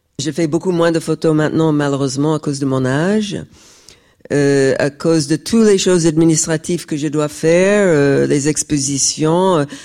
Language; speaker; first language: French; non-native, fluent; English